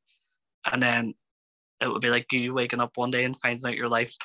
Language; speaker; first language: English; native; English